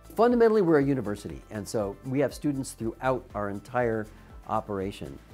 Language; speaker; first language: English; native; English